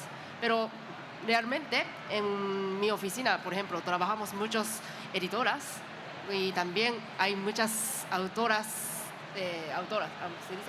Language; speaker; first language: Spanish; non-native, learner; Japanese